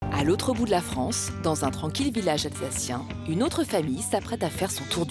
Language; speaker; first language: French; native; French